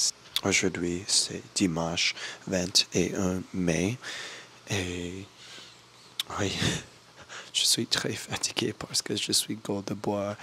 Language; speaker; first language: French; non-native, learner; English